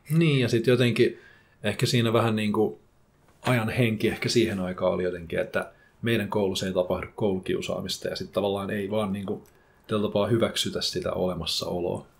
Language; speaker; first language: Finnish; native; Finnish